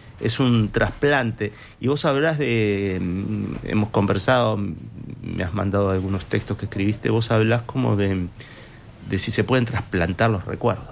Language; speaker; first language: Spanish; native; Spanish